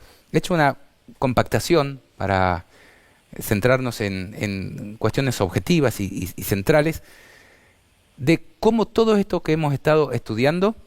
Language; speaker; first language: Spanish; native; Spanish